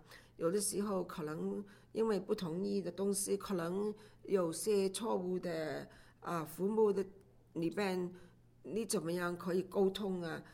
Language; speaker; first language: Chinese; non-native, local second language; Cantonese